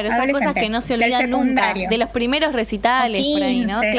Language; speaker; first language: Spanish; native; Spanish